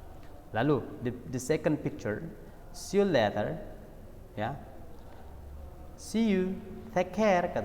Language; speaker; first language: English; non-native, learner; Indonesian